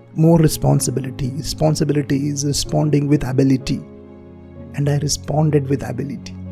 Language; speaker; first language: English; non-native, local second language; Marathi